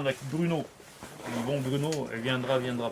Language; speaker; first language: French; native; French